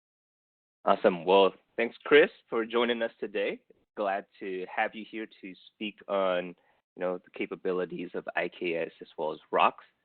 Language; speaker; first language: English; native; English